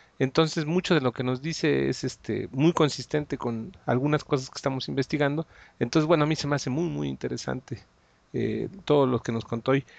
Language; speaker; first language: Spanish; native; Spanish